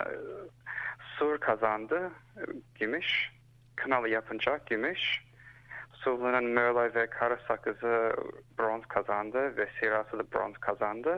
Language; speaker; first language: Turkish; early bilingual, heritage; Turkish